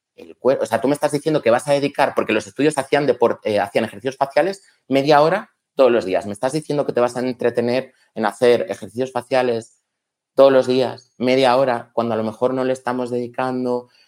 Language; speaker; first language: Spanish; native; Spanish